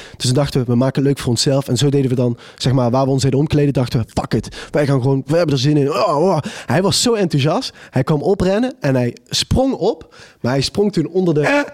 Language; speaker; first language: Dutch; native; Dutch